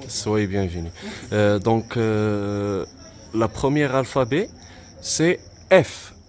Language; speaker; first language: French; non-native, learner; Arabic